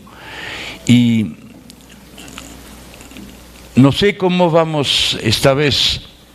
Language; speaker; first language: Spanish; non-native, fluent; French